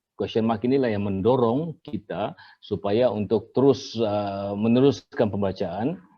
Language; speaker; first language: Malay; native; Malay